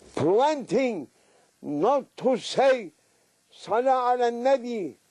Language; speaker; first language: English; non-native, fluent; Turkish